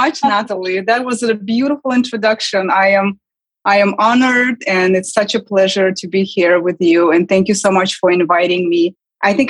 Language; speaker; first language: English; non-native, fluent; Kazakh